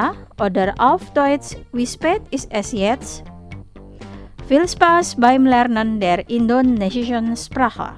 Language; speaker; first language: German; non-native, fluent; Indonesian